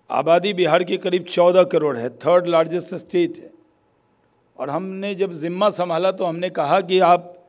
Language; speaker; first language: Hindi; native; Hindi